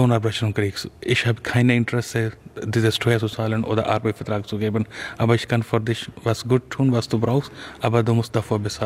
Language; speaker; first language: German; non-native, learner; Urdu